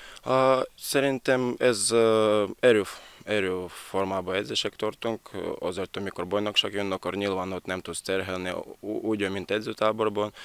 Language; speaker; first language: Hungarian; non-native, learner; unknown